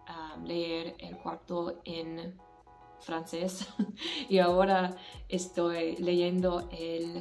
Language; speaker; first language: Spanish; non-native, fluent; English